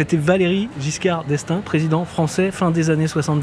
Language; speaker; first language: French; native; French